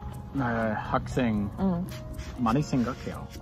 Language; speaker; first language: Korean; non-native, learner; English